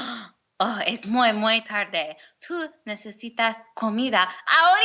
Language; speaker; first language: Spanish; non-native, learner; English